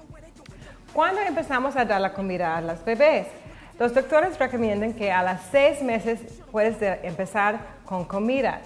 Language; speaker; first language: Spanish; non-native, learner; English